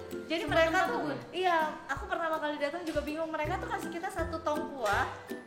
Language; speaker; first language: Indonesian; native; Indonesian